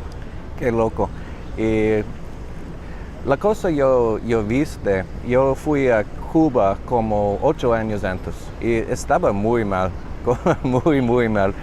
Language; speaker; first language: Spanish; non-native, learner; English